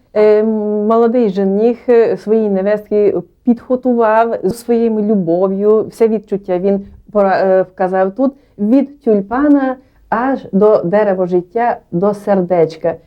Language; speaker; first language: Ukrainian; non-native, local second language; Hungarian